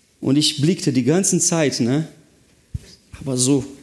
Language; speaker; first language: German; non-native, fluent; Portuguese